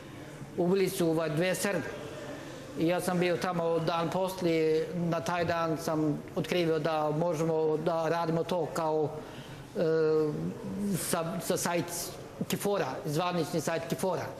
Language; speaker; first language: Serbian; non-native, learner; Norwegian